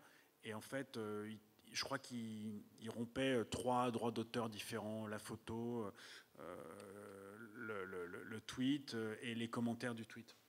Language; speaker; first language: French; native; French